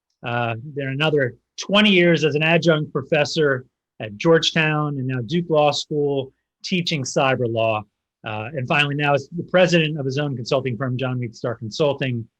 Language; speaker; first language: English; native; English